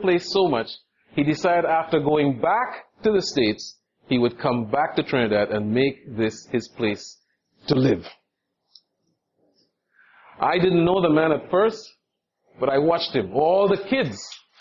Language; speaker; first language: English; native; English